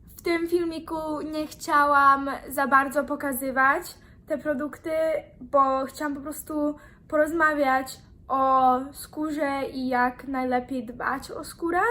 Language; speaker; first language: Polish; early bilingual, heritage; Polish